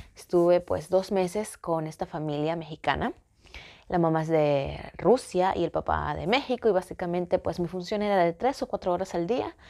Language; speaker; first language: Spanish; native; Spanish